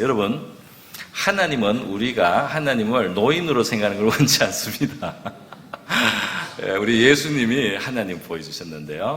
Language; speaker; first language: Korean; native; Korean